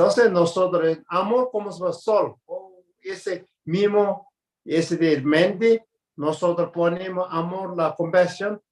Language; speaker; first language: Spanish; non-native, learner; Tibetan